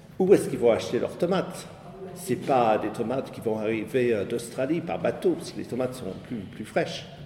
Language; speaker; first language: French; non-native, fluent; English